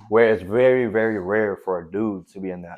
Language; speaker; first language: English; native; English